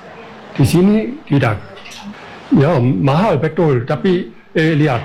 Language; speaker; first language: Indonesian; non-native, fluent; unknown